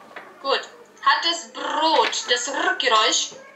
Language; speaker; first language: German; native; German